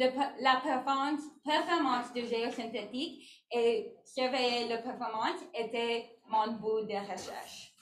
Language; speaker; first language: French; non-native, learner; English